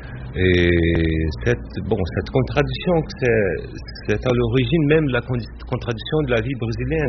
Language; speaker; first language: French; non-native, fluent; Portuguese